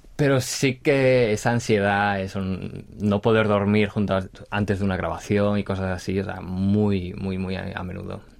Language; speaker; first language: Spanish; native; Spanish